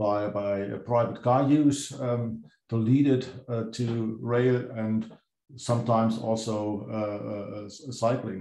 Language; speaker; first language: English; non-native, fluent; German